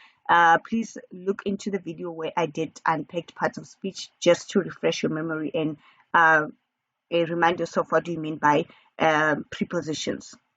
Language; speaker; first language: English; non-native, local second language; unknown